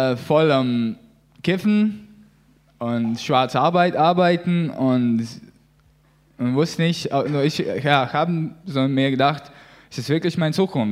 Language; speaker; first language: German; non-native, learner; Latvian